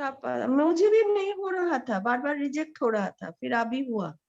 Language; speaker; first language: Hindi; non-native, local second language; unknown